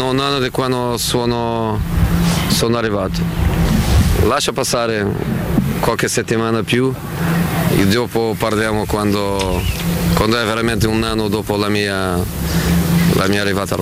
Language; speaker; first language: Italian; non-native, fluent; Portuguese